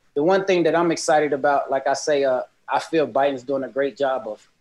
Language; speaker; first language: English; native; English